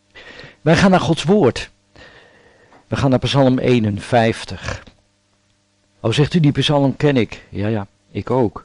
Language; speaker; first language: Dutch; native; Dutch